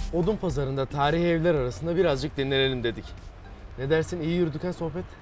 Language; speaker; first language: Turkish; native; Turkish